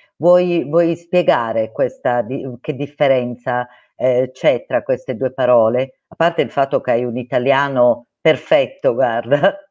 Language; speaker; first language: Italian; native; Italian